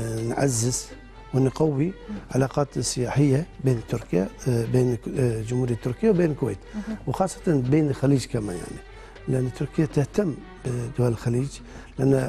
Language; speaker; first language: Arabic; non-native, fluent; Turkish